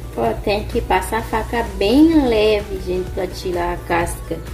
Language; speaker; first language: Portuguese; non-native, fluent; Haitian Creole